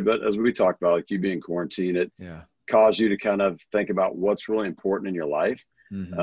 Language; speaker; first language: English; native; English